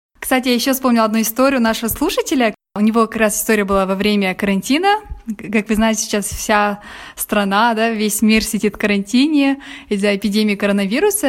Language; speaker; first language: Russian; native; Russian